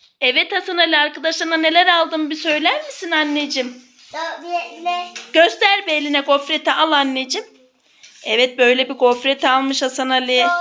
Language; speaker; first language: Turkish; native; Turkish